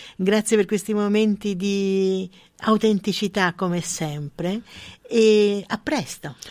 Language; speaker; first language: Italian; native; Italian